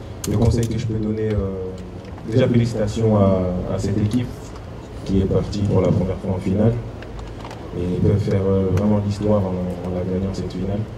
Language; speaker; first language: French; native; French